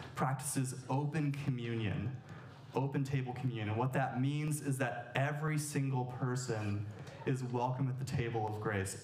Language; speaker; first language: English; native; English